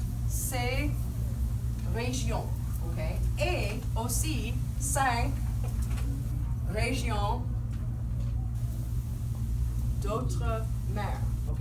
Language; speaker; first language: French; non-native, fluent; English